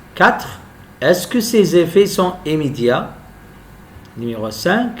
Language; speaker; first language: French; non-native, local second language; Arabic